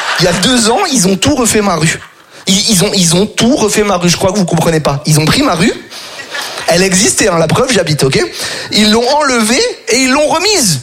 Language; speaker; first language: French; native; French